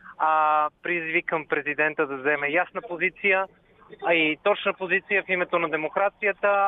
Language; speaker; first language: Bulgarian; native; Bulgarian